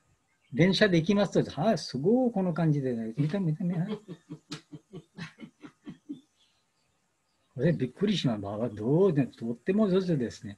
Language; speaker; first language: Japanese; non-native, learner; Bangla